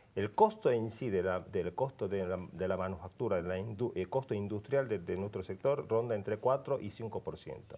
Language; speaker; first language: Spanish; non-native, fluent; Korean